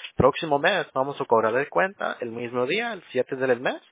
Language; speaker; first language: Spanish; early bilingual, other home language; English